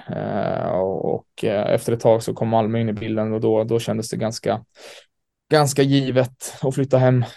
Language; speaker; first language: Swedish; native; Swedish